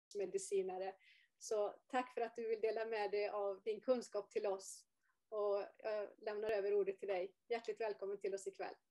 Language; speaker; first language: Swedish; native; Swedish